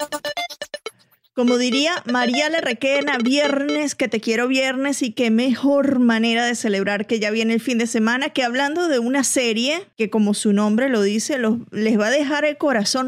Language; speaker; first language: Spanish; native; Spanish